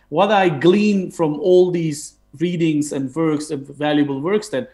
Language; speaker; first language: English; non-native, fluent; Turkish